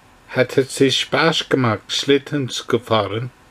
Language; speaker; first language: German; non-native, learner; English